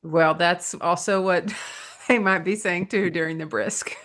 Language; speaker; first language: English; native; English